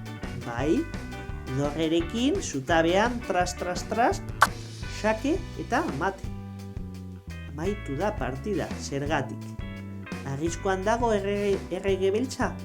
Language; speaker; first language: Basque; non-native, local second language; Spanish